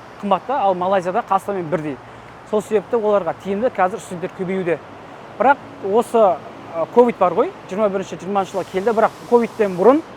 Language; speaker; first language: Kazakh; native; Kazakh